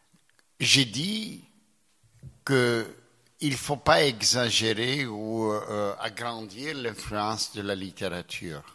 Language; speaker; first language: French; non-native, fluent; Greek